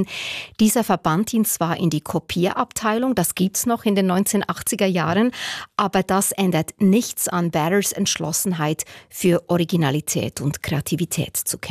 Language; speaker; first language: German; native; German